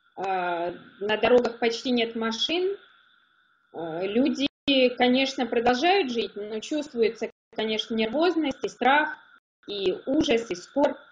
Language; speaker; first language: Russian; native; Russian